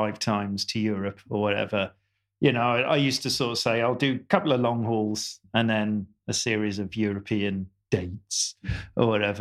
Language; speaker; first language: English; native; English